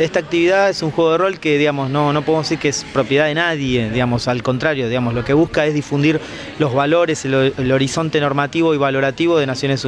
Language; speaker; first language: Spanish; native; Spanish